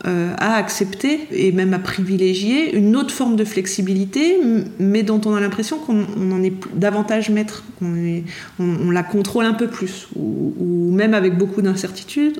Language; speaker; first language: French; native; French